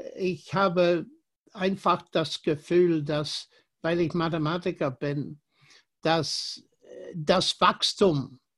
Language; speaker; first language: German; non-native, fluent; English